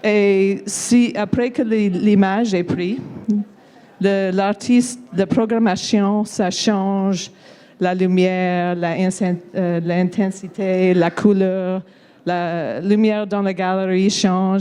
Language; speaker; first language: French; non-native, local second language; English